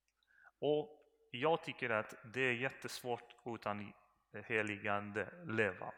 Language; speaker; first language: Swedish; non-native, learner; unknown